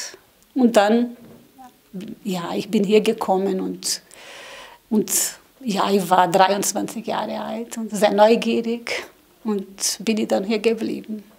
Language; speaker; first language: German; non-native, learner; Portuguese